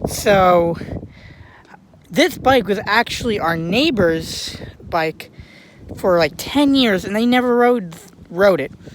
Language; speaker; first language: English; native; English